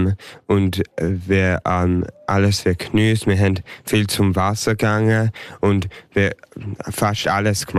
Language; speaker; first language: German; non-native, learner; English